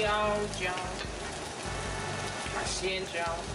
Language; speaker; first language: Chinese; non-native, learner; English